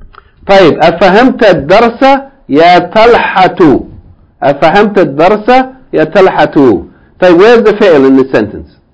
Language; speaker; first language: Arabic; non-native, fluent; English